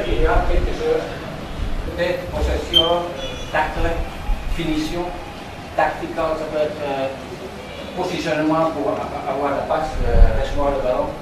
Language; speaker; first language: French; non-native, learner; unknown